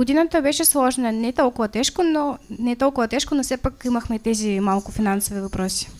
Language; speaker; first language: Bulgarian; non-native, fluent; Russian